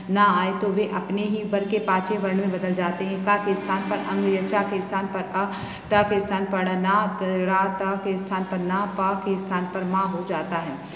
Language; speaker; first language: Hindi; native; Hindi